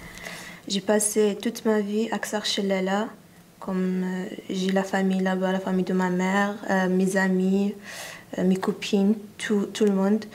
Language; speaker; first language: French; non-native, learner; Arabic